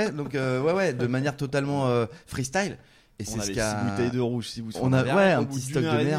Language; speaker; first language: French; native; French